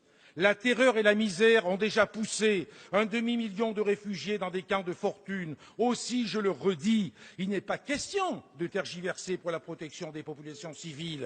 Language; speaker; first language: French; native; French